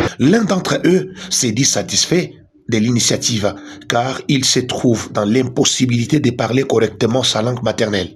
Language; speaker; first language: French; non-native, local second language; Swahili